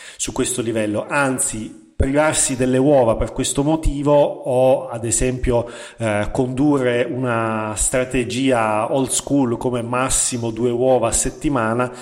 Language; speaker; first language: Italian; native; Italian